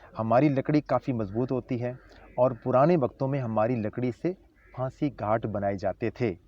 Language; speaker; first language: Urdu; non-native, local second language; Punjabi